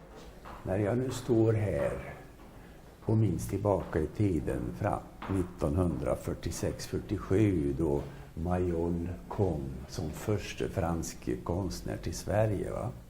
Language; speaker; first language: Swedish; native; Swedish